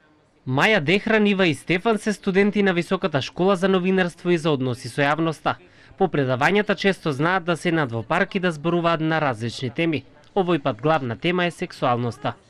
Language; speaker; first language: Macedonian; native; Macedonian